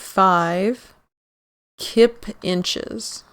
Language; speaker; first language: English; native; English